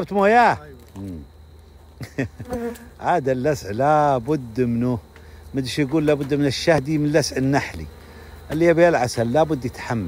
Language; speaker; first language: Arabic; native; Arabic